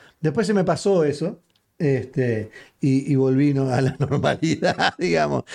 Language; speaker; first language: Spanish; native; Spanish